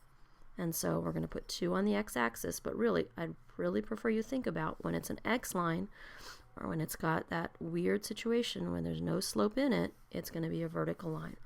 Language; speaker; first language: English; native; English